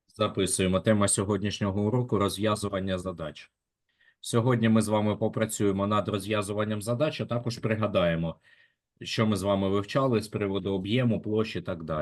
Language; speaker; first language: Ukrainian; native; Ukrainian